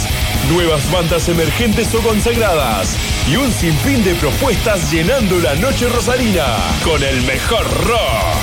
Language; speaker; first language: Spanish; native; Spanish